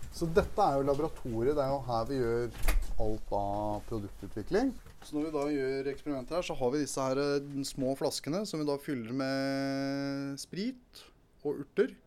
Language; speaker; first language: Norwegian; native; Norwegian